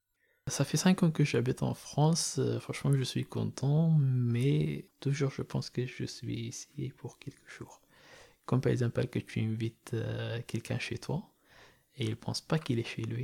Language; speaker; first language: French; non-native, learner; Persian